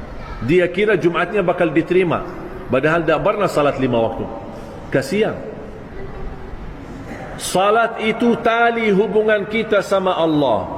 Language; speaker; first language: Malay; non-native, fluent; Arabic